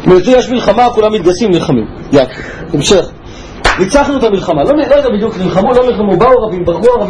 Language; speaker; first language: Hebrew; native; Hebrew